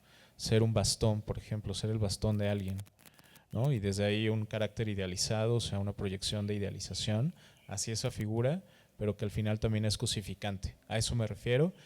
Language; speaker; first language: Spanish; native; Spanish